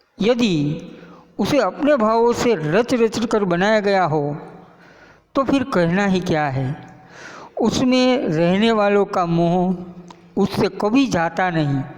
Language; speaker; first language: Hindi; non-native, local second language; Gujarati